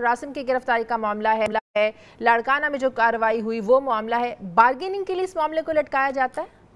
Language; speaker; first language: Urdu; native; Urdu